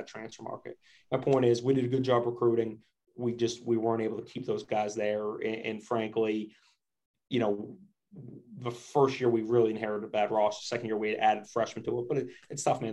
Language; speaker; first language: English; native; English